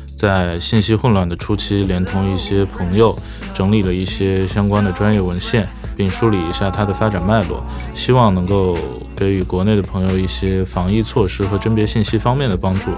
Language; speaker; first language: Chinese; native; Chinese